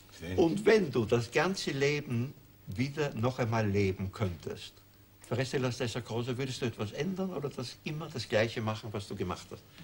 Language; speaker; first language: German; native; German